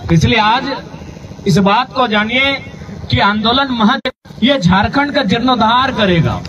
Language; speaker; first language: Hindi; native; Hindi